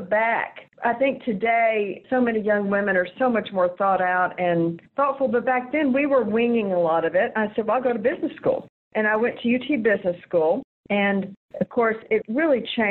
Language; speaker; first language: English; native; English